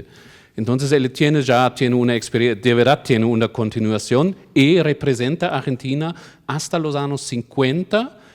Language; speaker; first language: Spanish; non-native, fluent; German